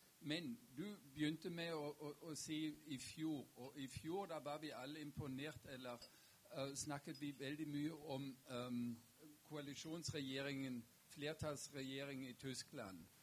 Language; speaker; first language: Norwegian; non-native, fluent; German